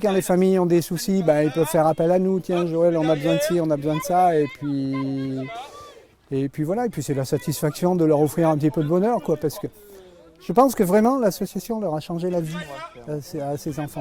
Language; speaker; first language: French; native; French